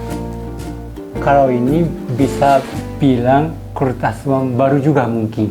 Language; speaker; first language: Indonesian; non-native, fluent; Japanese